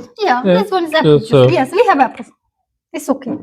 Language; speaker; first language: English; non-native, learner; Turkish